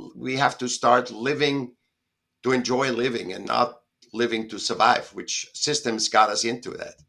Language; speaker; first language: English; non-native, fluent; German